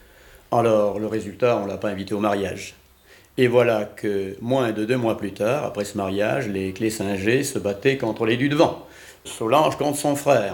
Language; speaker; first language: French; native; French